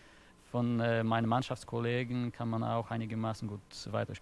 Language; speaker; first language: German; non-native, fluent; Polish